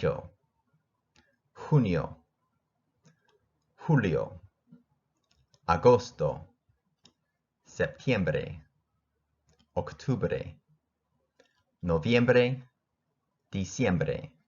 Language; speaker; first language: Spanish; non-native, fluent; English